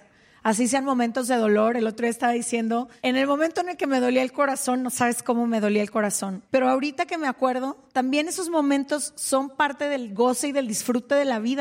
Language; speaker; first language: Spanish; native; Spanish